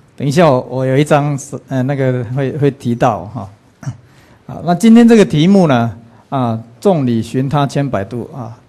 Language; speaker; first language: Chinese; native; Chinese